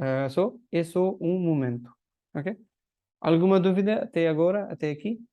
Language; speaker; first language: Portuguese; non-native, fluent; Hindi